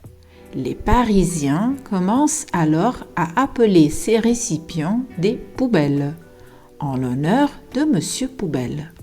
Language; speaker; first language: French; non-native, fluent; Italian